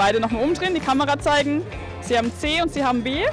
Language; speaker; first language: German; native; German